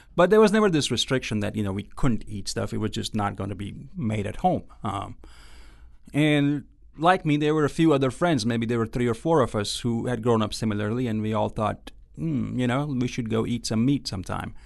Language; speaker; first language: English; non-native, local second language; Gujarati